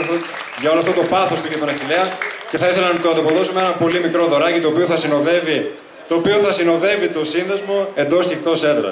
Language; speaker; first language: Greek; native; Greek